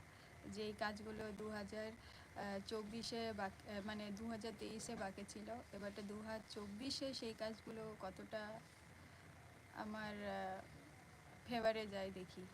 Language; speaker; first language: Bangla; non-native, local second language; Santali